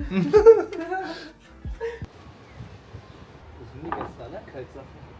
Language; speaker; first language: German; native; German